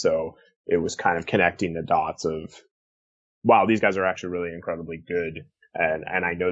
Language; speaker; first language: English; native; English